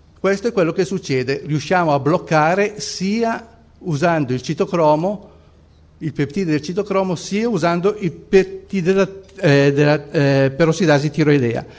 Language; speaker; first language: Italian; native; Italian